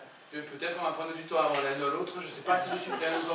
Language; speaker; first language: French; native; French